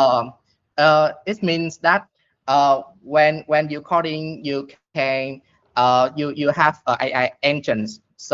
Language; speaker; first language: English; non-native, learner; Vietnamese